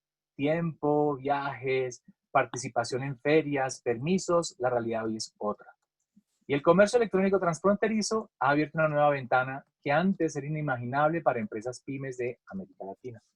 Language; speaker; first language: Spanish; native; Spanish